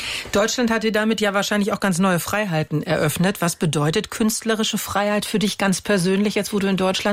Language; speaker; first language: German; native; German